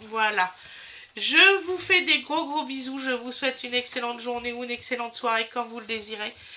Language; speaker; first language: French; native; French